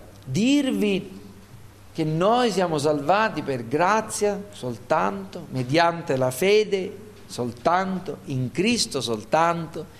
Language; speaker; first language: Italian; native; Italian